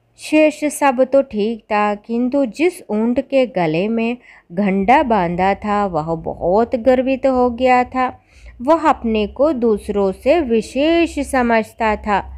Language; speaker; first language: Hindi; non-native, local second language; Malayalam